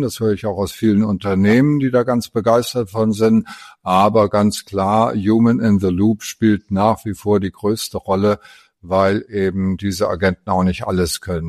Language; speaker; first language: German; native; German